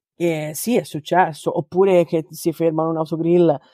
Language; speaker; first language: Italian; native; Italian